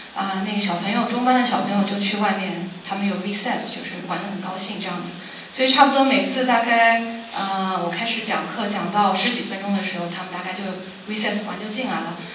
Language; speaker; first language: Chinese; early bilingual, heritage; Chinese